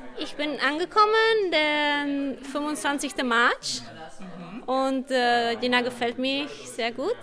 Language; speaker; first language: German; non-native, learner; Spanish